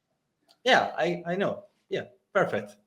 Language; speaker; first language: English; non-native, learner; Italian